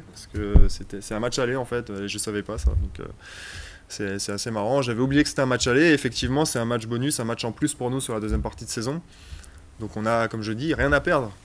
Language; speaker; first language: French; native; French